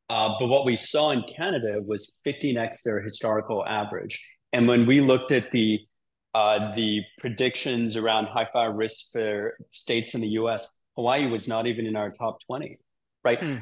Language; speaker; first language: English; native; English